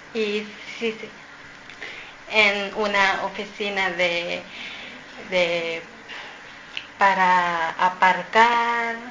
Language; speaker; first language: Spanish; non-native, learner; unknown